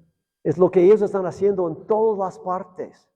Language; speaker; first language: Spanish; non-native, fluent; English